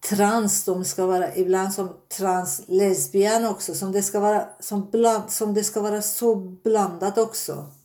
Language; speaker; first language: Swedish; non-native, fluent; Persian